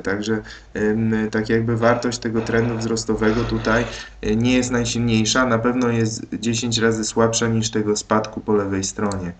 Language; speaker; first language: Polish; native; Polish